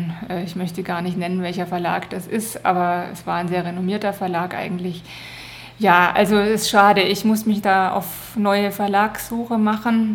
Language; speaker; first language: German; native; German